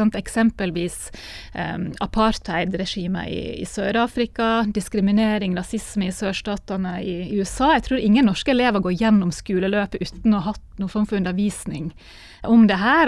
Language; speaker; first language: Norwegian; native; Norwegian